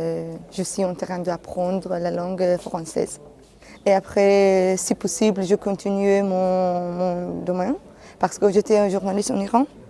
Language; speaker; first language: French; non-native, learner; Persian